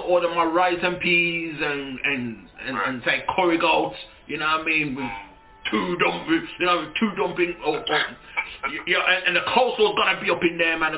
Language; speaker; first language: English; native; English